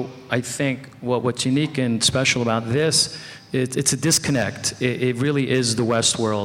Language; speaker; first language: English; native; English